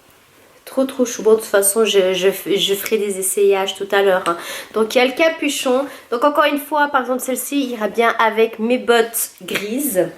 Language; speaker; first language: French; native; French